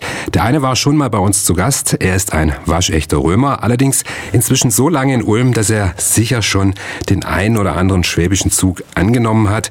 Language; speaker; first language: German; native; German